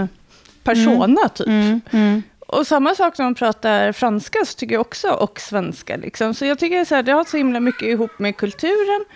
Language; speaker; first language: Swedish; native; Swedish